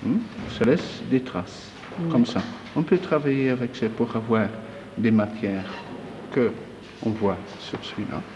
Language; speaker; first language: French; non-native, fluent; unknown